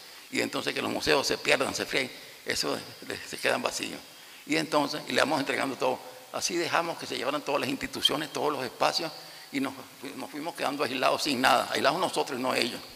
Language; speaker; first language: Spanish; native; Spanish